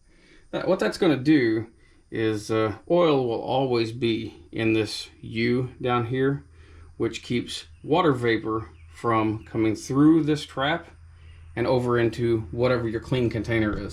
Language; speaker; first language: English; native; English